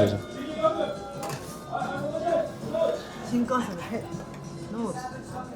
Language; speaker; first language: Japanese; native; Japanese